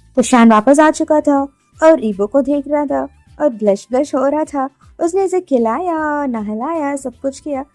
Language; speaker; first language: Hindi; non-native, local second language; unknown